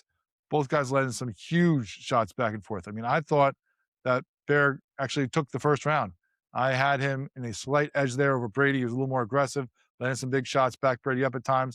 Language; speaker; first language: English; native; English